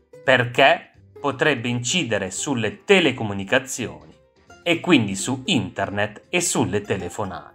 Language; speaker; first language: Italian; native; Italian